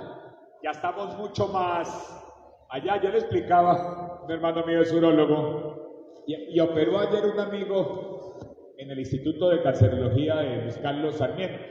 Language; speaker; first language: Spanish; native; Spanish